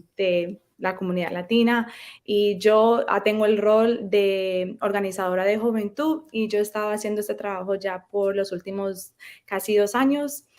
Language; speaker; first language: Spanish; early bilingual, heritage; Spanish